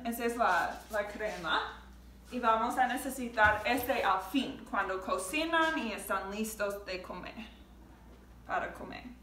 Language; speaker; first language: Spanish; non-native, learner; English